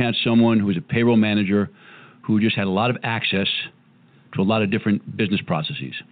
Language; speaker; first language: English; native; English